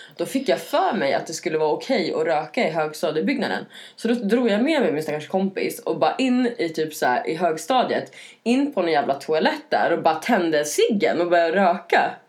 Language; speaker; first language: Swedish; native; Swedish